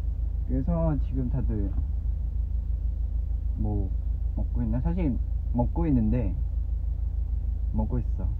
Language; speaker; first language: Korean; non-native, fluent; Vietnamese